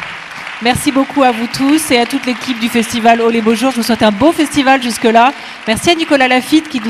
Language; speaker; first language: French; native; French